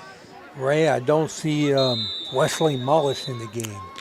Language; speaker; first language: English; native; English